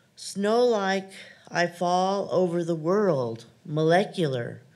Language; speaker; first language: English; native; English